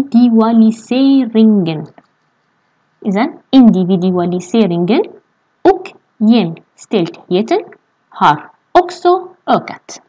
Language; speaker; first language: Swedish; non-native, fluent; Arabic